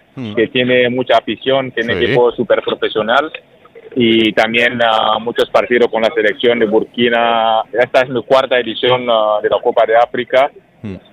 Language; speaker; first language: Spanish; non-native, fluent; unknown